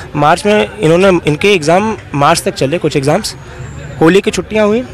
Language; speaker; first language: Hindi; native; Hindi